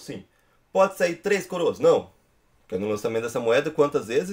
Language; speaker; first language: Portuguese; native; Portuguese